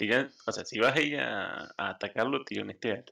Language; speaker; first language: Spanish; native; Spanish